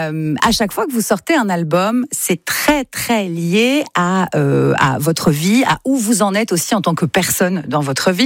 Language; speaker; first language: French; native; French